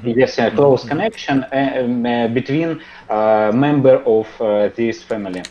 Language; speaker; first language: English; non-native, learner; Russian